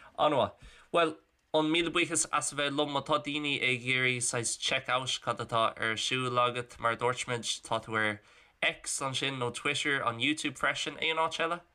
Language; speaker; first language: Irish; non-native, local second language; English